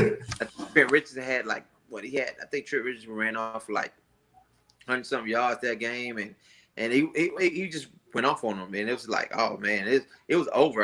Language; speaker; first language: English; native; English